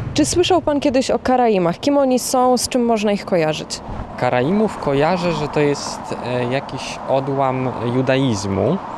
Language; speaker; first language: Polish; native; Polish